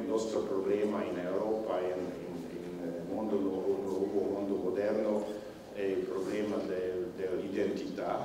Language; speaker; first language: Italian; non-native, learner; Hungarian